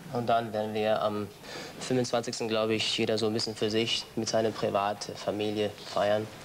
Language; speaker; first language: German; non-native, fluent; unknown